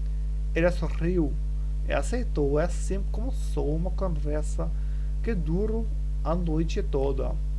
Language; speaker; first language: Portuguese; non-native, learner; German